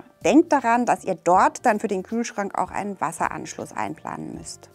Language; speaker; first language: German; native; German